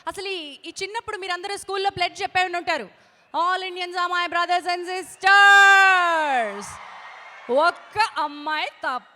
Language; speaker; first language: Telugu; native; Telugu